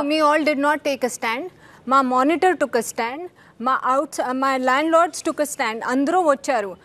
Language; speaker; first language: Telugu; non-native, learner; Hindi